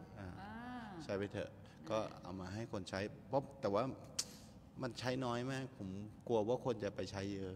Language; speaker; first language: Thai; native; Thai